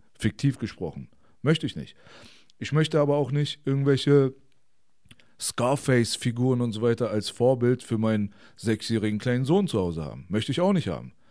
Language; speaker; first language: German; early bilingual, other home language; Persian